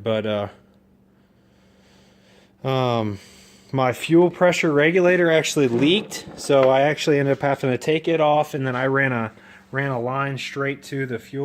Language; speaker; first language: English; native; English